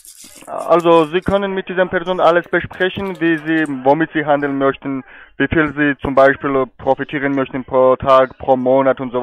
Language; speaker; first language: German; non-native, fluent; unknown